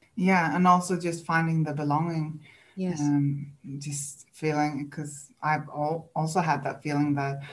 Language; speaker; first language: English; non-native, fluent; Swedish